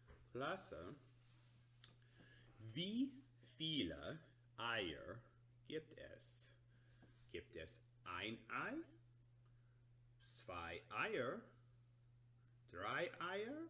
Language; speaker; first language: German; non-native, learner; English